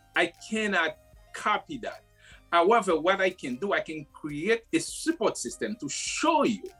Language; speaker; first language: English; non-native, fluent; Haitian Creole